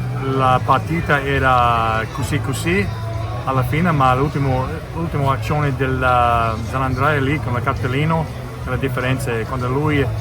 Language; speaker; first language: Italian; non-native, learner; English